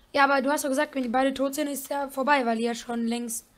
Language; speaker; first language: German; native; German